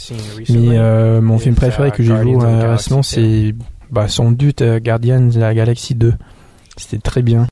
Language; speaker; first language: French; non-native, fluent; English